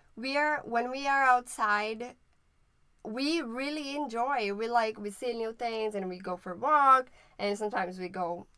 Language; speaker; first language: English; non-native, fluent; Portuguese